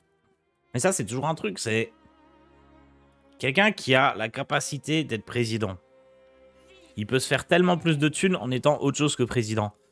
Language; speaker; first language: French; native; French